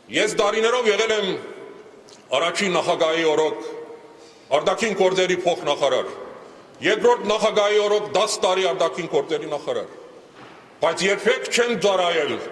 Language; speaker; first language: Armenian; early bilingual, heritage; Armenian